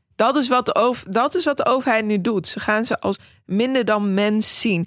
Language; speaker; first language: Dutch; early bilingual, other home language; Persian